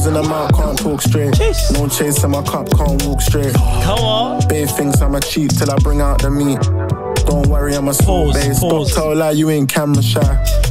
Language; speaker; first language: English; native; English